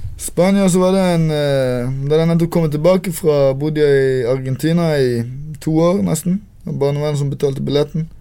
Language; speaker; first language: Norwegian; native; Norwegian